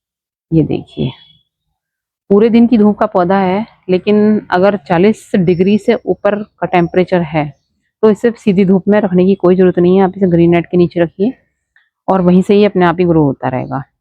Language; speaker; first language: Hindi; native; Hindi